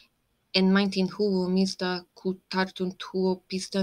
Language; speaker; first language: Finnish; non-native, learner; English